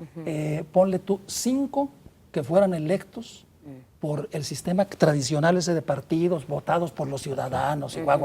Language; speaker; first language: Spanish; native; Spanish